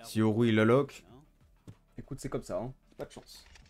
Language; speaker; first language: French; native; French